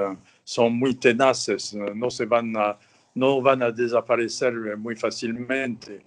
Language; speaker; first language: Spanish; non-native, fluent; French